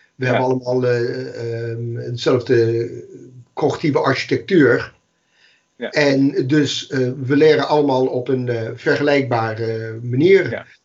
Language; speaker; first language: Dutch; non-native, fluent; English